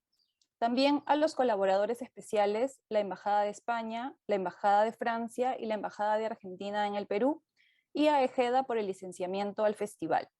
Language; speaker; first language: Spanish; native; Spanish